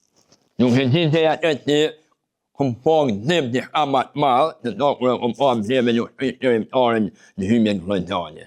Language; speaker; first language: Albanian; native; Albanian